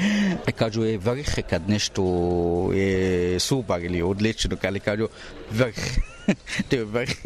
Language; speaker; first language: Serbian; non-native, learner; Arabic